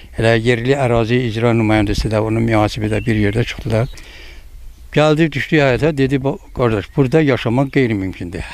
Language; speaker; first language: Azerbaijani; native; Azerbaijani